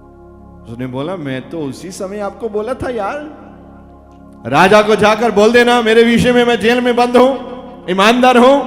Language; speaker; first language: Hindi; non-native, local second language; Punjabi